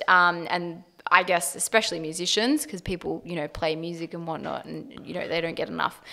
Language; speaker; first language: English; native; English